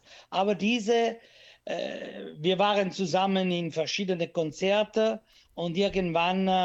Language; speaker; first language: German; non-native, learner; Italian